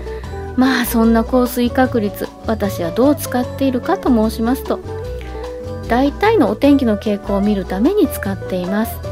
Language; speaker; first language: Japanese; native; Japanese